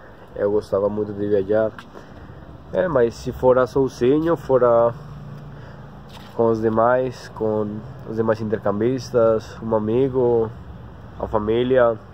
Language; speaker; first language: Portuguese; non-native, learner; Spanish